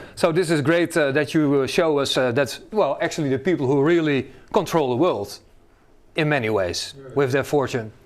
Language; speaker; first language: English; non-native, fluent; Dutch